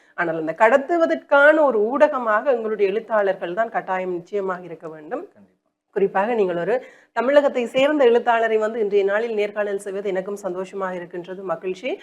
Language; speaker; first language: Tamil; native; Tamil